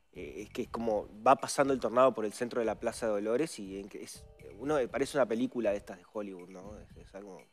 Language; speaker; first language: Spanish; native; Spanish